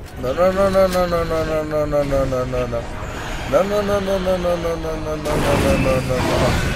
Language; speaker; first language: Spanish; native; Spanish